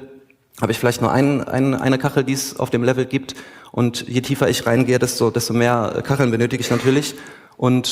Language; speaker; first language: German; native; German